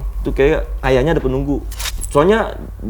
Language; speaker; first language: Indonesian; native; Indonesian